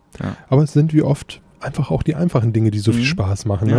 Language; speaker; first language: German; native; German